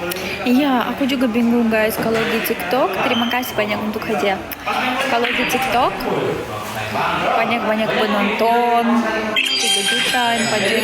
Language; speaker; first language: Indonesian; non-native, learner; Russian